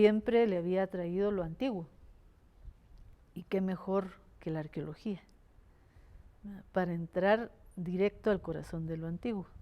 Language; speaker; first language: Spanish; native; Spanish